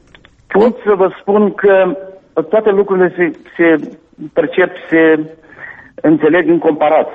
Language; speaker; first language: Romanian; native; Romanian